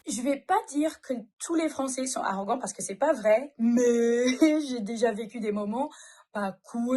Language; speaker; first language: French; non-native, fluent; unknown